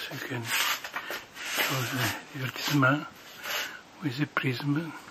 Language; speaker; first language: English; non-native, learner; Italian